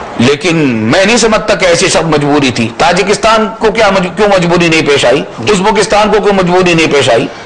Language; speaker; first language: Urdu; native; Urdu